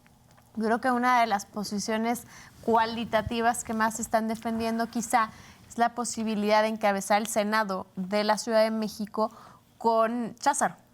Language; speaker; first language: Spanish; native; Spanish